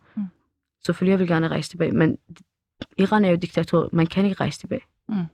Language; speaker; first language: Danish; early bilingual, other home language; Kurdish